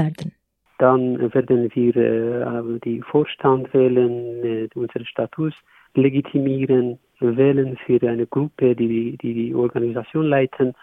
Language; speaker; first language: German; non-native, learner; Kurdish